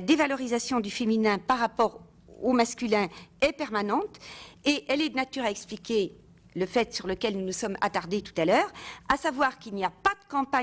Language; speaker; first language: French; native; French